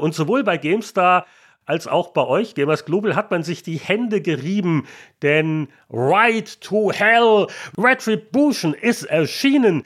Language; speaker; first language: German; native; German